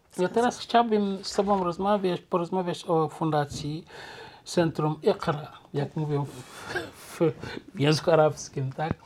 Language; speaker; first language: Polish; non-native, local second language; Wolof